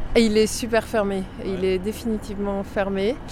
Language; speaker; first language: French; early bilingual, heritage; French